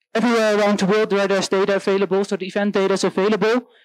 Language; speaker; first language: English; non-native, fluent; Dutch